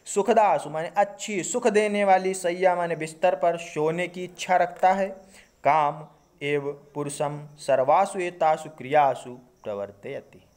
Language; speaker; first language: Hindi; native; Hindi